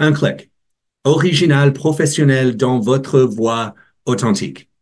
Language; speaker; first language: French; non-native, learner; English